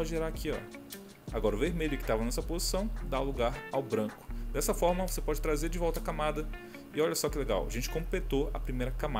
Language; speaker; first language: Portuguese; native; Portuguese